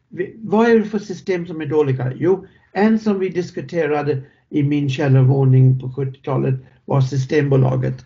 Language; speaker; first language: Swedish; non-native, fluent; English